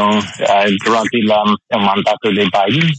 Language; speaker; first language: Spanish; non-native, learner; English